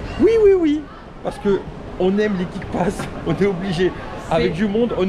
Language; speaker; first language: French; native; French